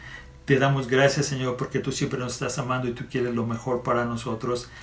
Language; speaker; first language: Spanish; native; Spanish